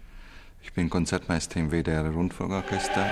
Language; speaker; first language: German; non-native, fluent; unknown